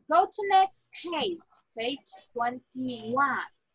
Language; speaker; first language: English; non-native, fluent; Spanish